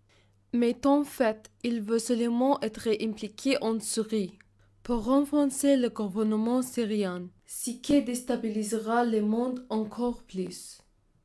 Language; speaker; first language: French; non-native, learner; Arabic